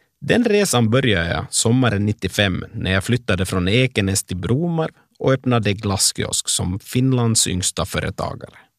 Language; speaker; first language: Swedish; native; Swedish